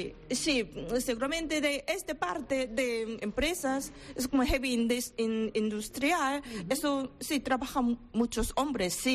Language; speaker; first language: Spanish; non-native, learner; Korean